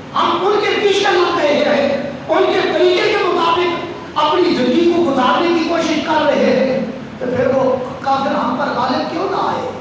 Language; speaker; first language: Urdu; non-native, local second language; Punjabi